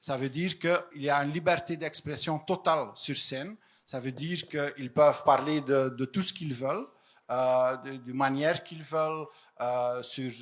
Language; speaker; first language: French; non-native, fluent; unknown